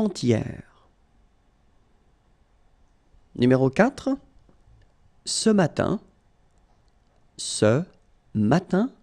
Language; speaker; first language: French; native; French